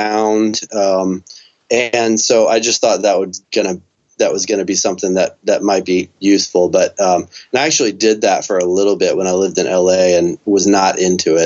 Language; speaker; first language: English; native; English